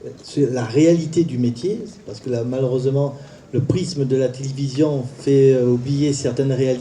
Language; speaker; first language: French; native; French